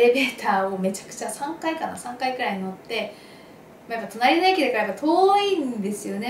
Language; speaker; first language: Japanese; native; Japanese